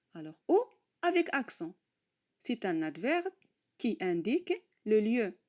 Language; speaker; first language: French; non-native, local second language; Arabic